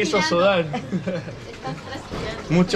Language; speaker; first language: Spanish; non-native, learner; Danish